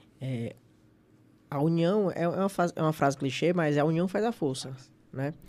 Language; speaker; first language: Portuguese; native; Portuguese